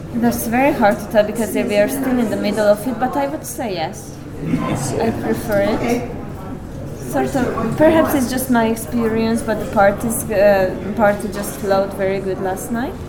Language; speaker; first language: English; non-native, fluent; Hungarian